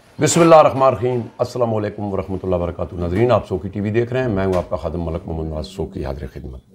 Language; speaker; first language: Urdu; non-native, local second language; Punjabi